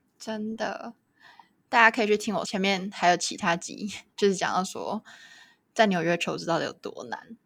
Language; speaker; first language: Chinese; native; Chinese